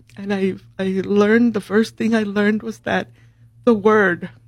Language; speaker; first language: English; early bilingual, other home language; Spanish